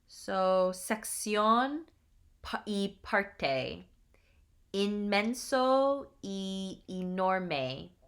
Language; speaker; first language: Spanish; non-native, learner; English